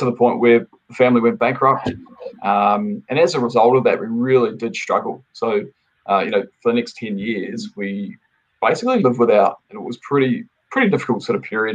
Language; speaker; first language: English; native; English